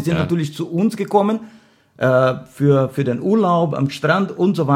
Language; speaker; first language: German; non-native, fluent; Portuguese